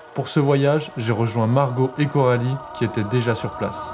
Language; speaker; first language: French; native; French